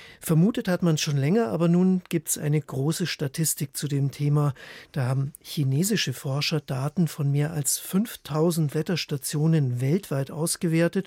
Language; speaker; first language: German; native; German